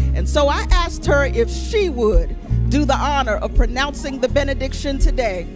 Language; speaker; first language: English; native; English